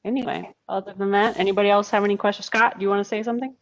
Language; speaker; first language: English; native; English